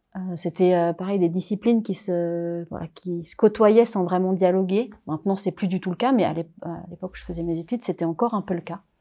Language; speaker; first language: French; native; French